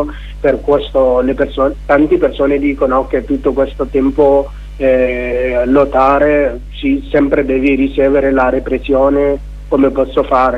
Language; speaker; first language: Italian; non-native, learner; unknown